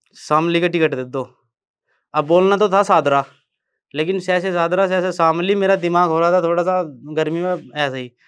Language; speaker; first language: Hindi; native; Hindi